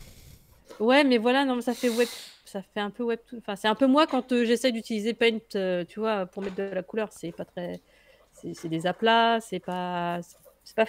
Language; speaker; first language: French; native; French